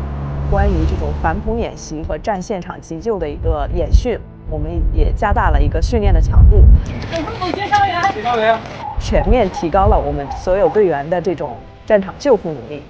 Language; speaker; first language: Chinese; native; Chinese